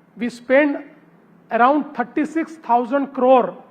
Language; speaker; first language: English; non-native, local second language; Marathi